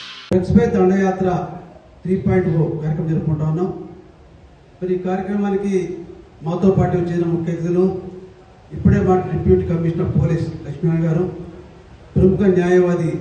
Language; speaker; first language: Telugu; native; Telugu